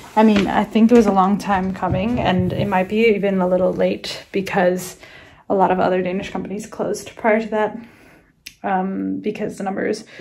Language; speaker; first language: English; native; English